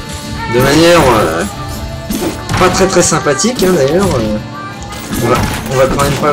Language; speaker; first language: French; native; French